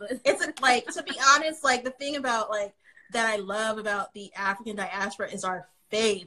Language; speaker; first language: English; native; English